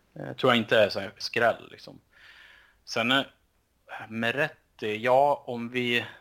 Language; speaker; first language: Swedish; native; Swedish